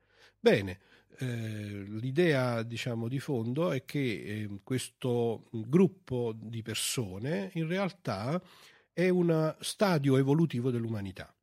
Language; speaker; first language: Italian; native; Italian